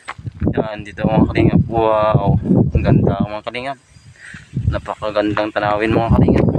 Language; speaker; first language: Filipino; non-native, local second language; Kinaray-a